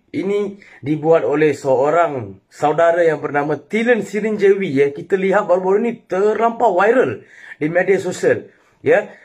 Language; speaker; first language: Malay; non-native, local second language; Tamil